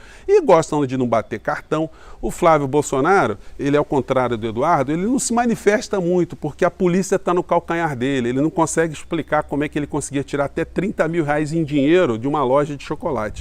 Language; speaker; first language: Portuguese; native; Portuguese